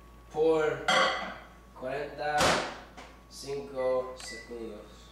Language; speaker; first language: Spanish; non-native, learner; English